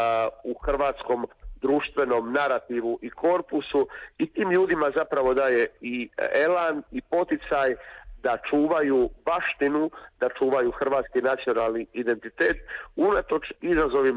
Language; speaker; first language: Serbian; native; Serbian